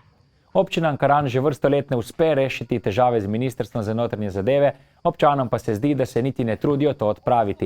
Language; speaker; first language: Slovenian; native; Slovenian